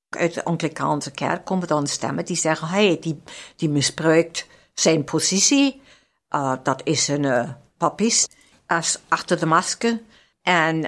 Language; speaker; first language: Dutch; non-native, fluent; German